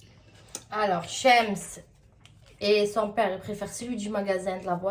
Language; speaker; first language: French; native; French